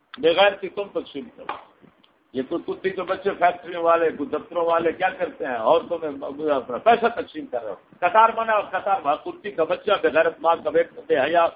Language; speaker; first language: Urdu; non-native, local second language; Punjabi